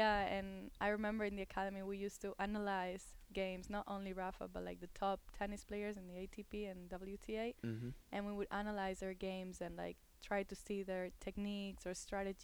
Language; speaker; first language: English; non-native, fluent; Spanish